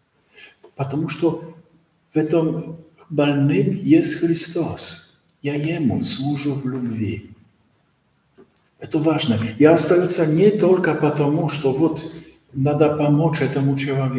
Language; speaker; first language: Russian; non-native, learner; Polish